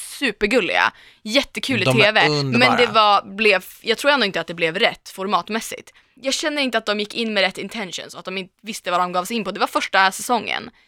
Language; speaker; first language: Swedish; native; Swedish